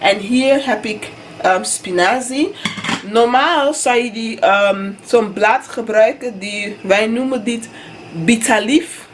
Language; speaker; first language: Dutch; non-native, fluent; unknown